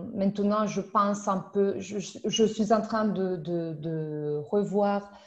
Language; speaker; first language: French; non-native, fluent; Spanish